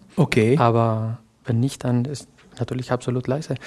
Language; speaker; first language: German; non-native, fluent; Spanish